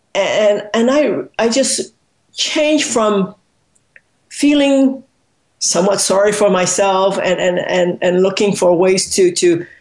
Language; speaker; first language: English; non-native, local second language; Cantonese